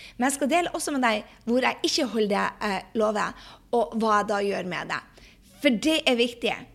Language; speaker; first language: Norwegian; early bilingual, heritage; Norwegian